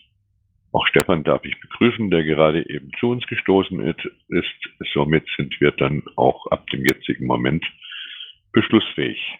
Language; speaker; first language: German; native; German